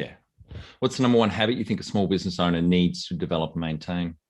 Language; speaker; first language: English; native; English